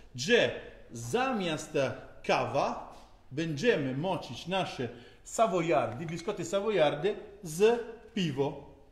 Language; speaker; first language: Polish; non-native, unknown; Italian